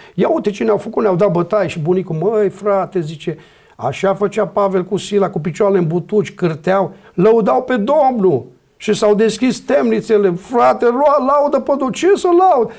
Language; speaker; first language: Romanian; native; Romanian